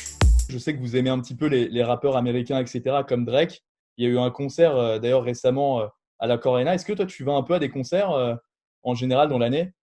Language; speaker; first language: French; native; French